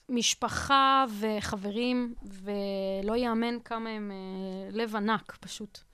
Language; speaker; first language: Hebrew; early bilingual, other home language; Russian